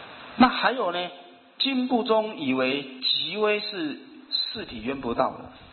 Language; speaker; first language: Chinese; native; Chinese